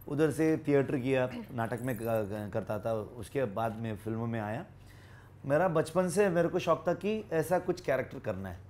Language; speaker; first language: Hindi; non-native, local second language; Kannada